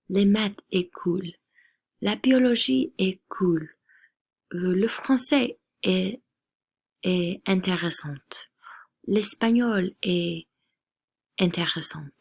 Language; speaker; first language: French; non-native, fluent; English